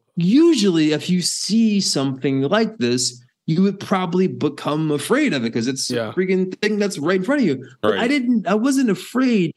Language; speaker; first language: English; native; English